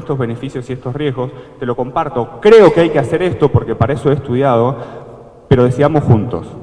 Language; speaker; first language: Spanish; native; Spanish